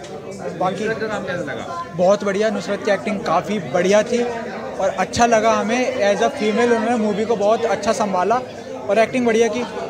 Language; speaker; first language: Hindi; native; Hindi